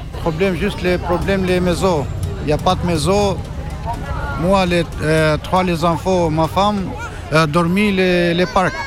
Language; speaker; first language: French; non-native, learner; Albanian